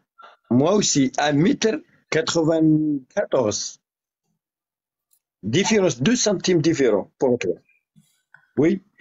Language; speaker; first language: French; non-native, learner; Arabic